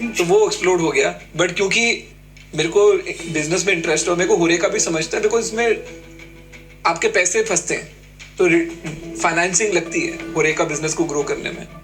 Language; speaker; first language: Hindi; native; Hindi